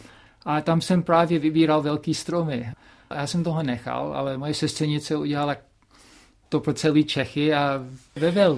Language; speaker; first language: Czech; early bilingual, heritage; Czech